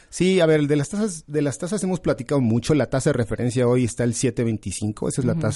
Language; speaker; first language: Spanish; native; Spanish